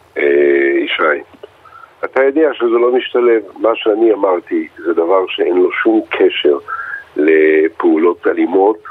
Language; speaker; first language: Hebrew; native; Hebrew